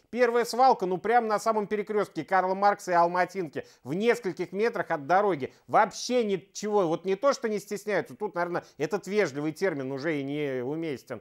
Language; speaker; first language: Russian; native; Russian